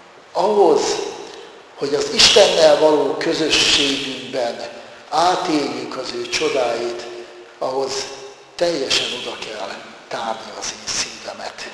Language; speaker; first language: Hungarian; native; Hungarian